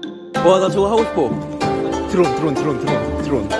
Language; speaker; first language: Korean; native; Korean